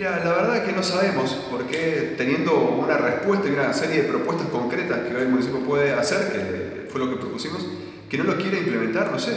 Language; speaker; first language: Spanish; native; Spanish